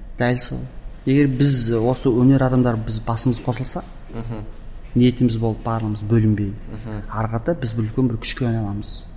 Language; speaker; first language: Kazakh; early bilingual, heritage; Kazakh